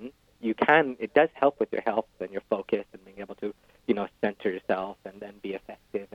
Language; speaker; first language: English; native; English